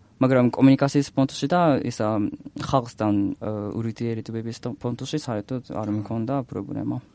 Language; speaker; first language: Georgian; non-native, learner; Japanese